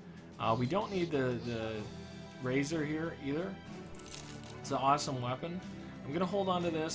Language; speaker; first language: English; native; English